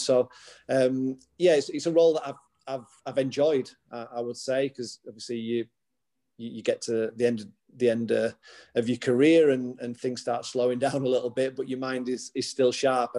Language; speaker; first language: English; native; English